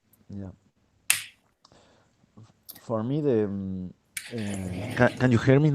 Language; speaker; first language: English; non-native, fluent; Spanish